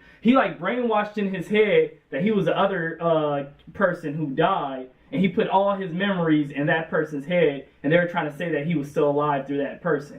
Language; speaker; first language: English; native; English